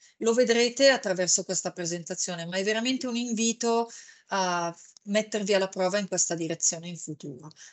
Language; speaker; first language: Italian; native; Italian